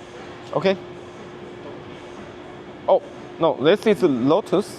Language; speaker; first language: English; non-native, learner; Chinese